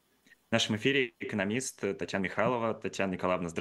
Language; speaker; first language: Russian; native; Russian